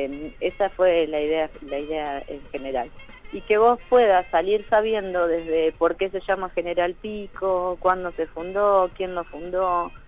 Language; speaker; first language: Spanish; native; Spanish